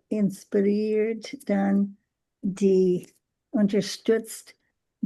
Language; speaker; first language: German; non-native, learner; English